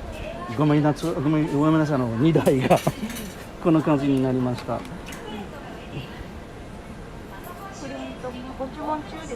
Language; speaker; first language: Japanese; non-native, learner; French